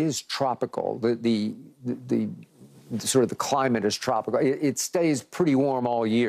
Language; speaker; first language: English; native; English